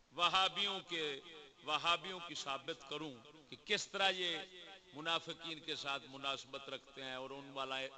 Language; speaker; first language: Urdu; non-native, local second language; Punjabi